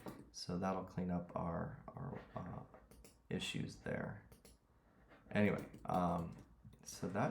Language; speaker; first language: English; native; English